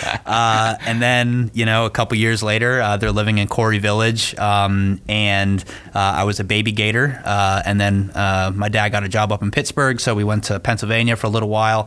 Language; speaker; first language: English; native; English